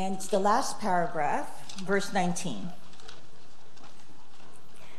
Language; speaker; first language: English; non-native, local second language; Filipino